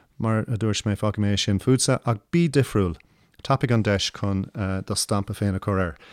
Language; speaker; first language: Irish; non-native, local second language; English